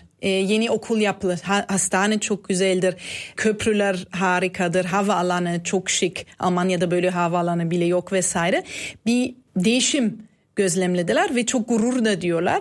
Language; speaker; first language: Turkish; non-native, fluent; German